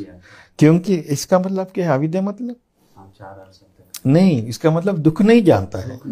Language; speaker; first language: Hindi; non-native, fluent; Sinhala